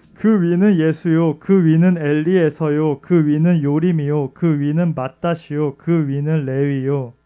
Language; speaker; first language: Korean; native; Korean